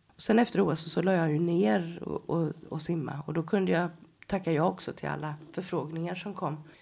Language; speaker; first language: Swedish; native; Swedish